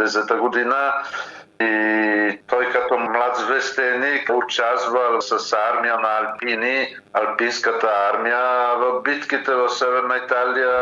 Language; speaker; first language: Bulgarian; non-native, fluent; Italian